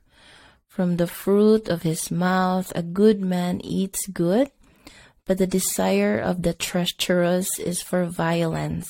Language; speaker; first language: English; non-native, local second language; Cebuano